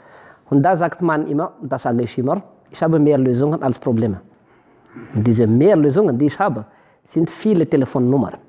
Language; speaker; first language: German; non-native, fluent; Malagasy